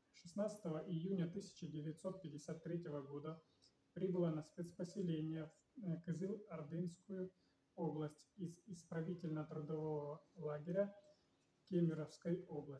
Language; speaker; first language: Russian; native; Russian